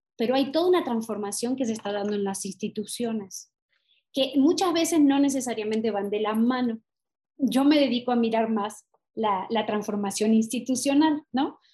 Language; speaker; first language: Spanish; native; Spanish